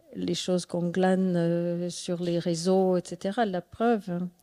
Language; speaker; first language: French; non-native, fluent; English